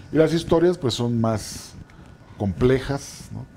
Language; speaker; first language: Spanish; native; Spanish